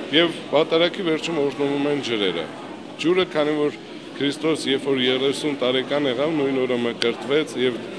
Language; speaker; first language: Armenian; native; Armenian